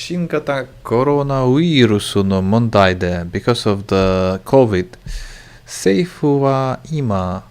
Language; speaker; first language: Japanese; non-native, learner; English